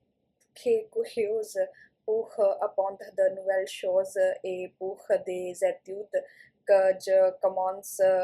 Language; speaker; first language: French; non-native, learner; Punjabi